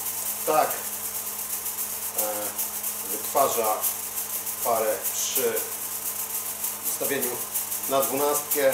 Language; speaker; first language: Polish; native; Polish